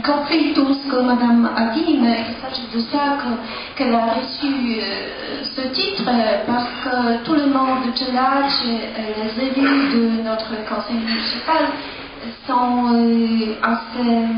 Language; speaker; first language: French; non-native, learner; Polish